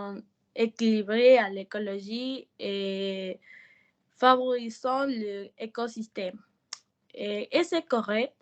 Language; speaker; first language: French; non-native, learner; Spanish